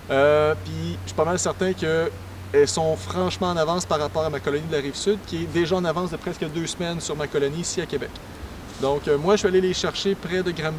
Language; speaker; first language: French; native; French